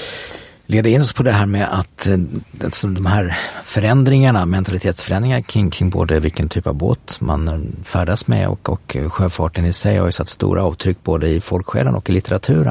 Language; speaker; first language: Swedish; native; Swedish